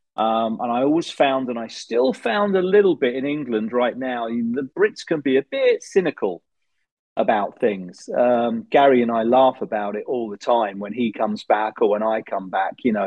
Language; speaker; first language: English; native; English